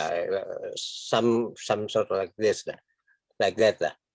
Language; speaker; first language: English; non-native, learner; Indonesian